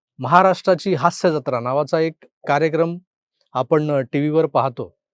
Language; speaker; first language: Marathi; native; Marathi